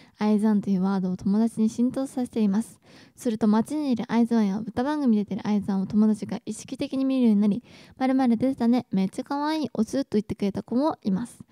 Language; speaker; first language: Japanese; native; Japanese